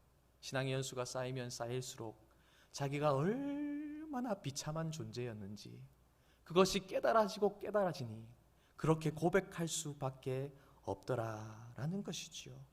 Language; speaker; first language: Korean; native; Korean